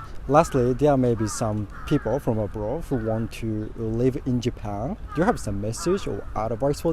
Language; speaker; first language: English; non-native, learner; Japanese